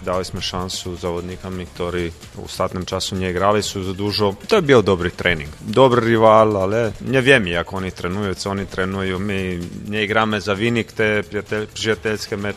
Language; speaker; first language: Polish; non-native, learner; Croatian